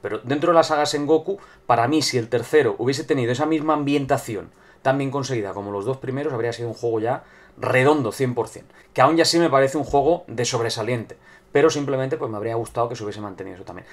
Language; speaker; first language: Spanish; native; Spanish